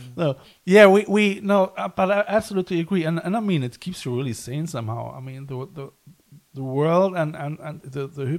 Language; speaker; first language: English; non-native, fluent; German